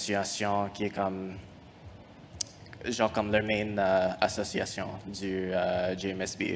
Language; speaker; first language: French; non-native, fluent; English